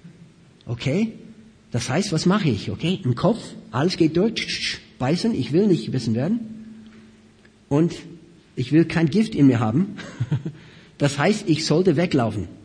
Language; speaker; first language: German; non-native, fluent; English